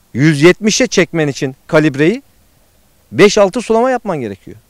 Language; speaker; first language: Turkish; native; Turkish